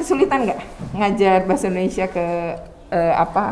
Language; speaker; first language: Indonesian; native; Indonesian